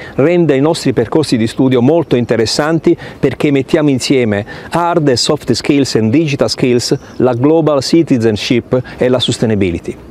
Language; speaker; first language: Italian; native; Italian